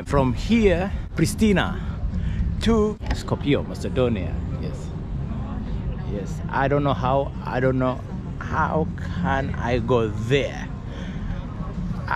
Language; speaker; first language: English; non-native, learner; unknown